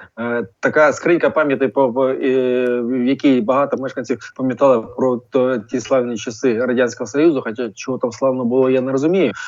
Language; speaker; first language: Ukrainian; non-native, local second language; Russian